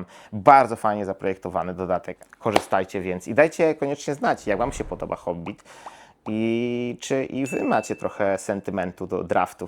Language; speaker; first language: Polish; native; Polish